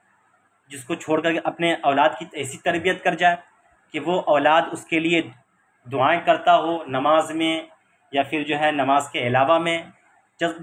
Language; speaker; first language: Urdu; native; Urdu